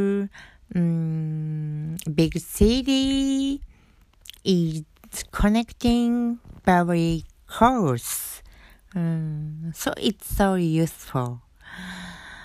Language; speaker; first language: English; non-native, learner; Japanese